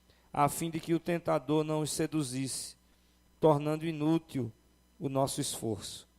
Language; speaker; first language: Portuguese; native; Portuguese